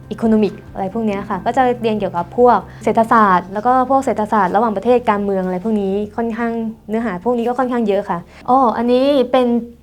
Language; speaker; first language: Thai; native; Thai